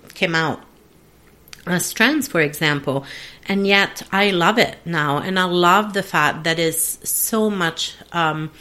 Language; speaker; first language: English; non-native, fluent; Italian